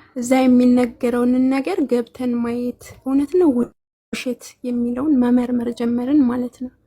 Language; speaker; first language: Amharic; native; Amharic